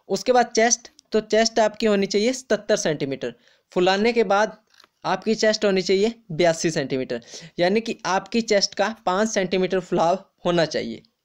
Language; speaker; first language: Hindi; native; Hindi